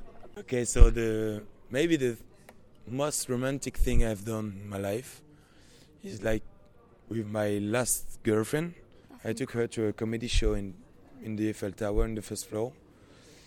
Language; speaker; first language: English; non-native, learner; French